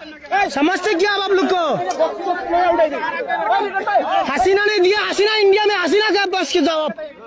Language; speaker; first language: Hindi; non-native, learner; Bangla